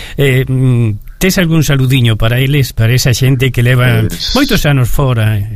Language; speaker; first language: Galician; early bilingual, heritage; Galician